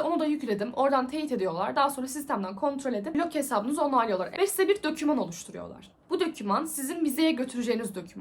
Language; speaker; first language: Turkish; native; Turkish